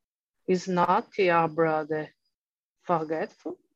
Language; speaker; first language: English; non-native, learner; Portuguese